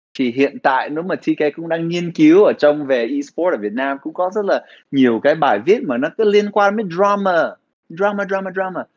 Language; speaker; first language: Vietnamese; early bilingual, heritage; Vietnamese